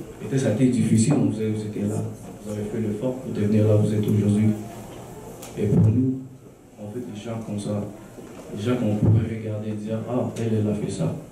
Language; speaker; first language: French; early bilingual, other home language; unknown